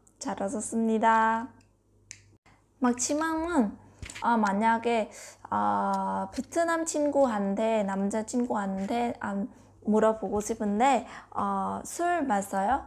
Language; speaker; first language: Korean; non-native, learner; Vietnamese